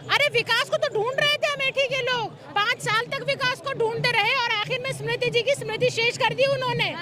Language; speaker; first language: Hindi; native; Hindi